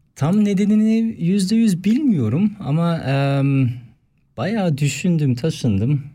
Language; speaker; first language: Turkish; early bilingual, heritage; Turkish